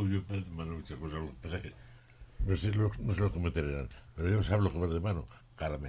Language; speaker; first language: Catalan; non-native, local second language; Spanish